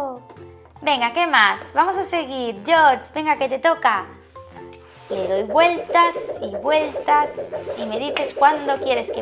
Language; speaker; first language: Spanish; native; Spanish